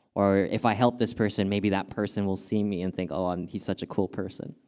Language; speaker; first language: English; native; English